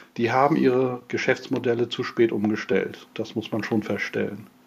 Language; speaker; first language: German; non-native, fluent; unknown